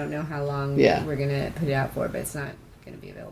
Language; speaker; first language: English; native; English